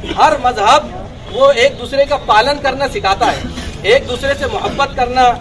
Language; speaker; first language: Urdu; native; Urdu